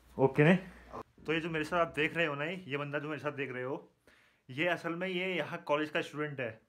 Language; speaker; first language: Hindi; native; Hindi